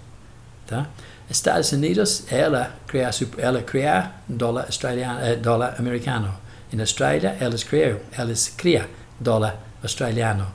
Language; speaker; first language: Portuguese; non-native, fluent; English